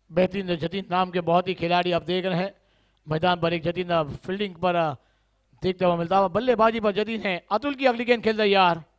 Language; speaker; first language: Hindi; non-native, local second language; Marathi